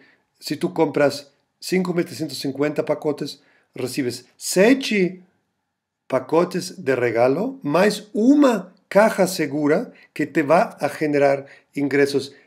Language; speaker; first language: Spanish; non-native, fluent; German